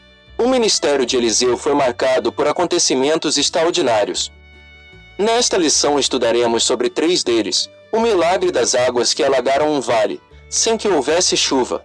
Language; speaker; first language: Portuguese; native; Portuguese